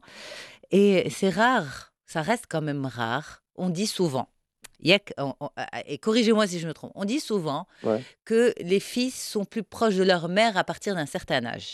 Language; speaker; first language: French; non-native, local second language; Arabic